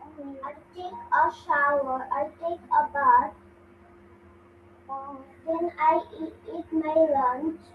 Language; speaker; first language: English; non-native, learner; Bangla